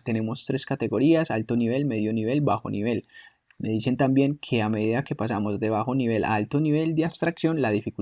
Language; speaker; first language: Spanish; native; Spanish